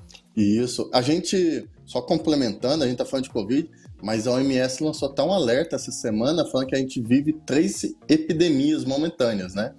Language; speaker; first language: Portuguese; native; Portuguese